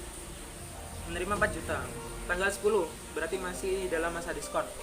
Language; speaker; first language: Indonesian; native; Indonesian